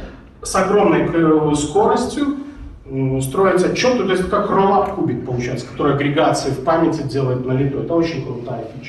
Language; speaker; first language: Russian; native; Russian